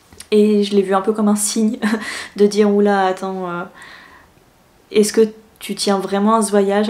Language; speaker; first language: French; native; French